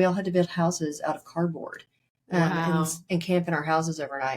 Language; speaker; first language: English; native; English